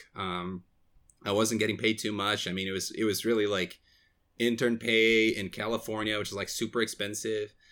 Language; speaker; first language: English; non-native, fluent; Portuguese